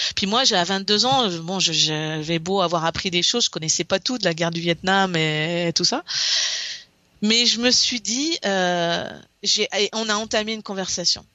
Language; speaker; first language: French; native; French